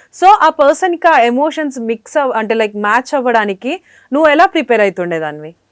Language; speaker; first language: Telugu; native; Telugu